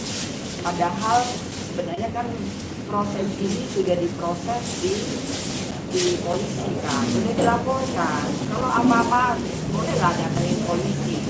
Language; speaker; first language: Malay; non-native, local second language; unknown